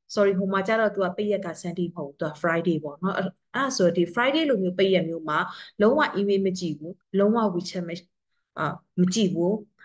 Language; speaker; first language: Burmese; native; Burmese